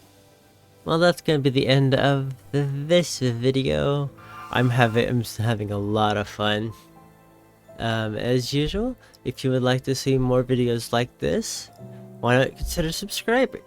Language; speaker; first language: English; native; English